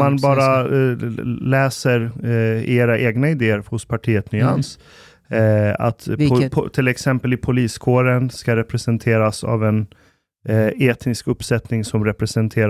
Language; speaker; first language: Swedish; early bilingual, other home language; Persian